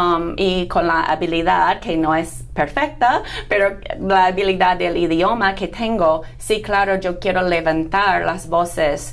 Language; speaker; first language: Spanish; non-native, fluent; English